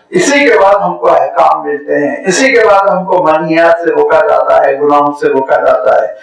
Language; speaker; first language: Urdu; native; Urdu